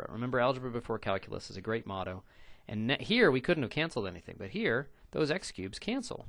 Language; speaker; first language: English; native; English